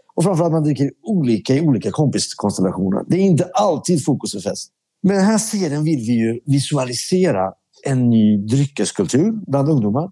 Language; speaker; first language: Swedish; early bilingual, other home language; Persian